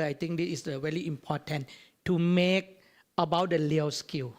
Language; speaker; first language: English; non-native, learner; Thai